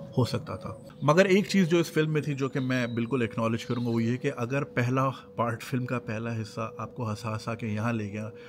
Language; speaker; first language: Urdu; native; Urdu